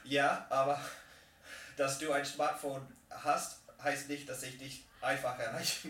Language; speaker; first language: German; non-native, fluent; English